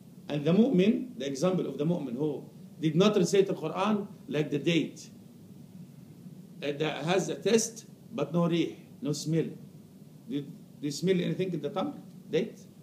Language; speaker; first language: English; non-native, fluent; Arabic